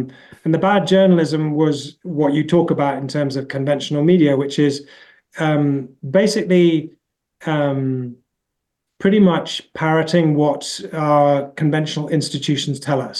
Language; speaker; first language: English; native; English